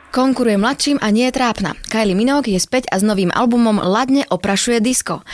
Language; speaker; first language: Slovak; native; Slovak